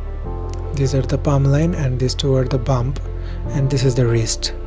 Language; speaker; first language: English; non-native, fluent; Bangla